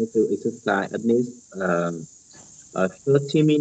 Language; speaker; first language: English; non-native, learner; Vietnamese